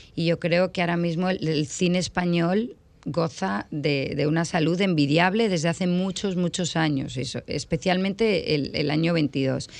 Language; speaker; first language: Spanish; native; Spanish